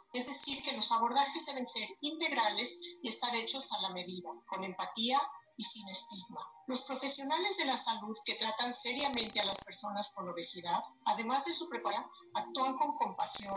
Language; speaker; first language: Spanish; native; Spanish